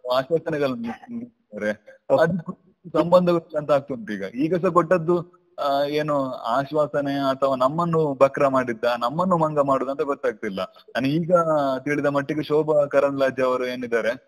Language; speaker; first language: Kannada; non-native, local second language; Tulu